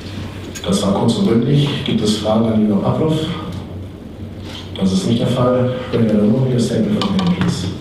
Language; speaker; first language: German; native; German